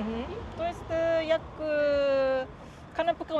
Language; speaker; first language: Polish; non-native, learner; Japanese